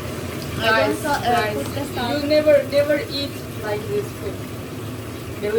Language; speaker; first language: English; non-native, learner; Uzbek